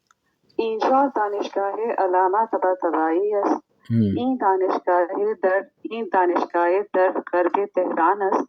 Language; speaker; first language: Persian; non-native, learner; Urdu